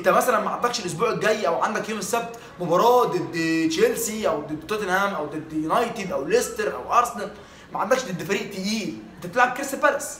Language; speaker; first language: Arabic; native; Arabic